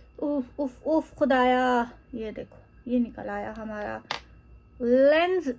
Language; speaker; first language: Urdu; native; Urdu